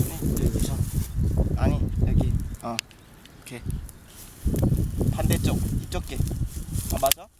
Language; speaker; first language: Korean; non-native, learner; Thai